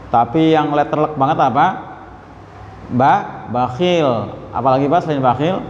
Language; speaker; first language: Indonesian; native; Indonesian